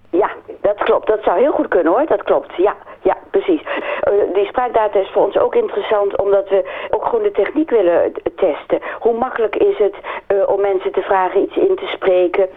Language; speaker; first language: Dutch; native; Dutch